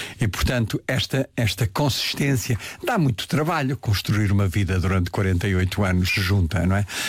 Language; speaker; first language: Portuguese; native; Portuguese